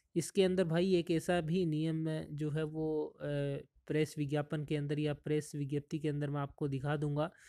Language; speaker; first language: Hindi; native; Hindi